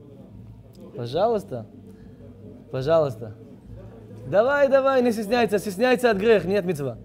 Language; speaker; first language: Russian; non-native, learner; Hebrew